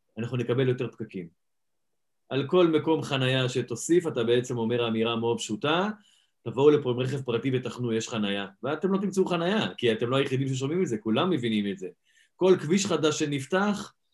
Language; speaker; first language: Hebrew; native; Hebrew